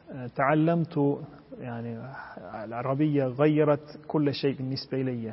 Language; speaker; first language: Arabic; non-native, fluent; Turkish